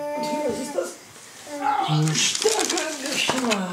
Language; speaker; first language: German; non-native, fluent; Polish